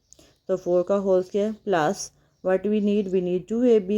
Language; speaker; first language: English; non-native, local second language; Urdu